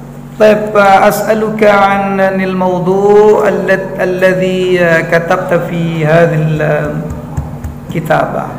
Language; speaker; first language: Arabic; non-native, fluent; Indonesian